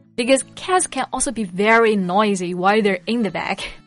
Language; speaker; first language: English; non-native, fluent; Chinese